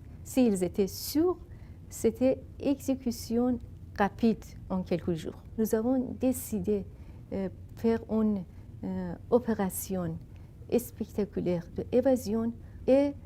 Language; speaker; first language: French; non-native, fluent; Persian